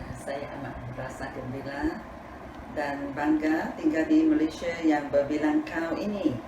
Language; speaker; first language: Malay; non-native, local second language; Tamil